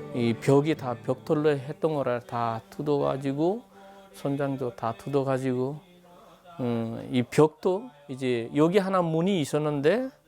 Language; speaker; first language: Korean; non-native, fluent; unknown